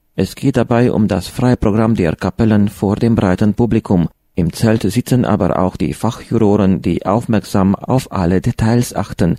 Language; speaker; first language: German; native; German